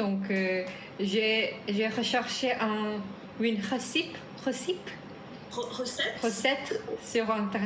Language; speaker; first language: French; non-native, learner; Korean